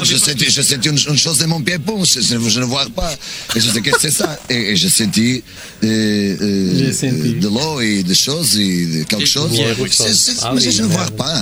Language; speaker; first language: French; non-native, learner; Portuguese